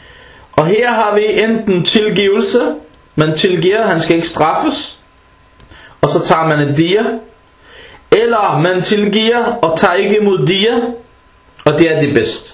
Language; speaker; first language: Danish; early bilingual, other home language; Arabic